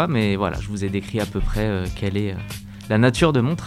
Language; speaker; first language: French; native; French